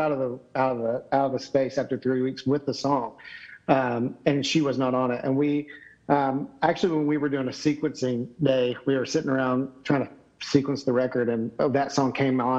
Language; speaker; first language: English; native; English